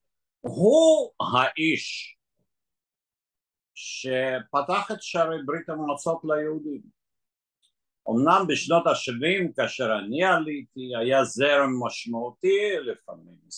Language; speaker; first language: Hebrew; non-native, fluent; Russian